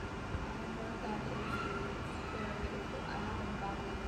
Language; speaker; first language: English; non-native, learner; Vietnamese